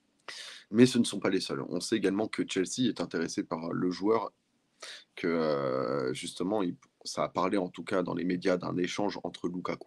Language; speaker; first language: French; native; French